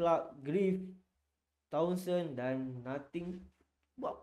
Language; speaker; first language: English; non-native, learner; Malay